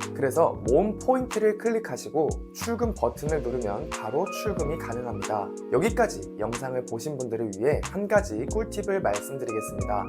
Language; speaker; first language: Korean; native; Korean